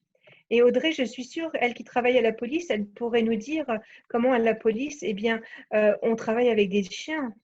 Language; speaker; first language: French; native; French